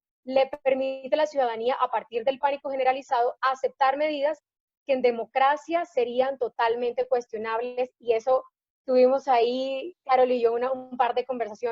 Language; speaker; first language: Spanish; native; Spanish